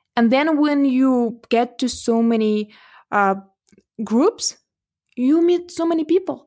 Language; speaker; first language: English; non-native, fluent; Russian